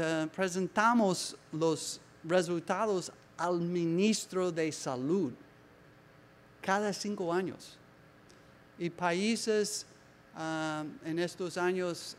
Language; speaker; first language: Spanish; non-native, learner; English